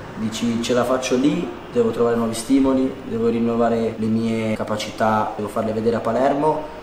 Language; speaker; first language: Italian; native; Italian